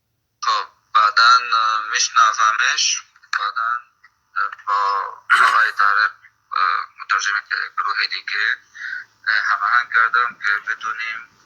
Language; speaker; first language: Persian; non-native, fluent; Arabic